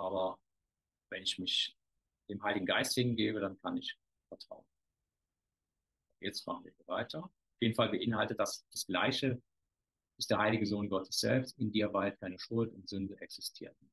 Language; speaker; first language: German; native; German